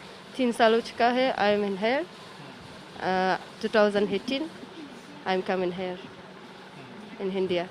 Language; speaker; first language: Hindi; non-native, learner; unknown